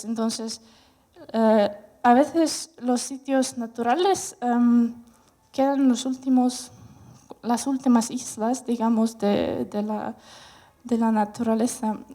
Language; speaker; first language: Spanish; non-native, fluent; Russian